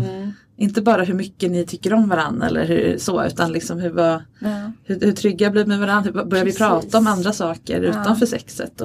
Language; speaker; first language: Swedish; native; Swedish